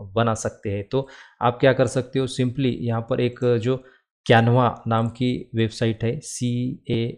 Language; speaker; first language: Hindi; non-native, local second language; Marathi